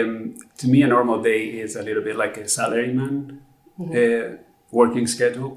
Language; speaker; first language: English; non-native, fluent; Spanish